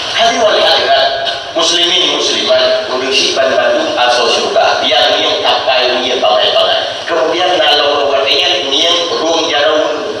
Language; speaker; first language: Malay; non-native, local second language; Achinese